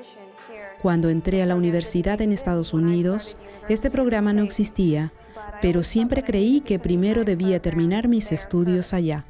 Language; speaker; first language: Spanish; non-native, fluent; English